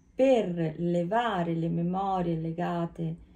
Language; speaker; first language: Italian; early bilingual, heritage; Italian